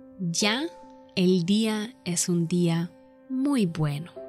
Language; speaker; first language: Spanish; non-native, fluent; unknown